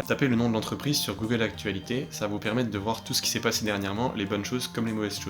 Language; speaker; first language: French; native; French